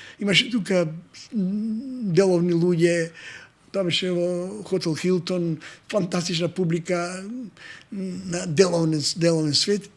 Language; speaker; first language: Macedonian; non-native, local second language; Serbian